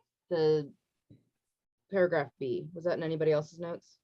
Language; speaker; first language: English; native; English